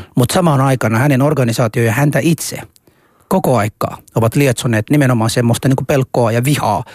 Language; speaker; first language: Finnish; early bilingual, other home language; Somali